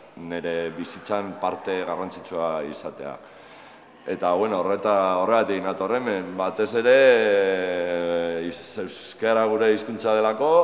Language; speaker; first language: Basque; native; Basque